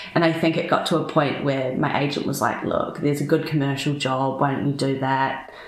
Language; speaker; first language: English; native; English